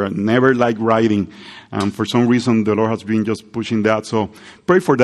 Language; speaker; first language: English; non-native, fluent; Spanish